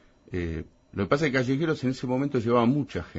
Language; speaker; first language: Spanish; native; Spanish